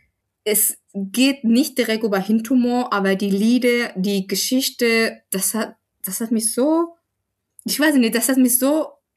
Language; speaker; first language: German; non-native, fluent; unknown